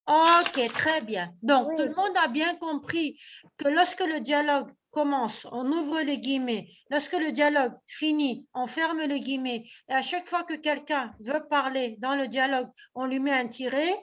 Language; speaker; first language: French; native; French